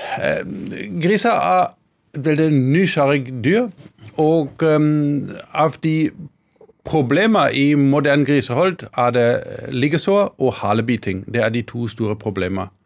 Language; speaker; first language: Norwegian; non-native, fluent; German